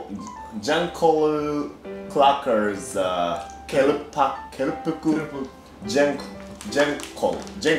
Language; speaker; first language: Japanese; native; Japanese